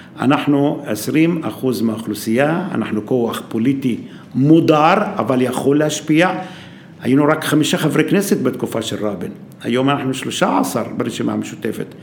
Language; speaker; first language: Hebrew; non-native, local second language; Arabic